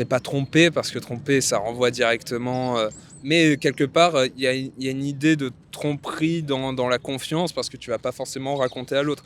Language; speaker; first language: French; native; French